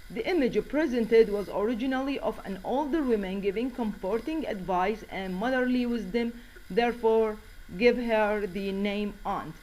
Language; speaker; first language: English; non-native, fluent; Arabic